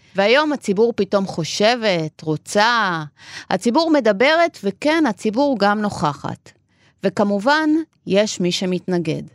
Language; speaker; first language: Hebrew; non-native, fluent; Spanish